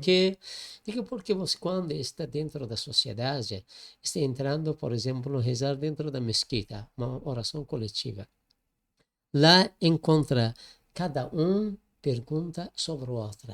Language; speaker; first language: Portuguese; non-native, learner; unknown